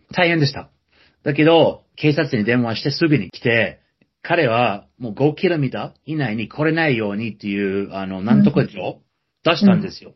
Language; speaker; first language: Japanese; non-native, fluent; English